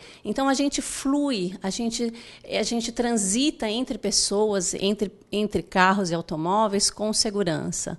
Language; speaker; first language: Portuguese; native; Portuguese